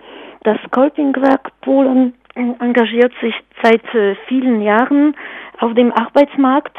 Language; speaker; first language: German; non-native, fluent; Polish